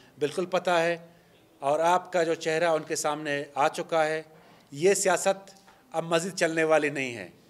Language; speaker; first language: Urdu; non-native, local second language; Baluchi